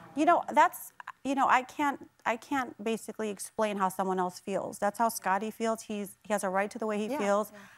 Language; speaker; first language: English; native; English